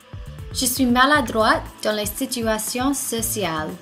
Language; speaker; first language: French; non-native, learner; English